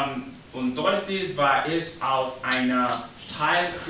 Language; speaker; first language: German; non-native, learner; English